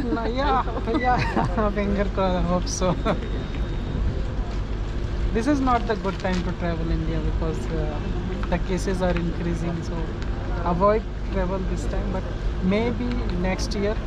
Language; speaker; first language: English; non-native, local second language; Hindi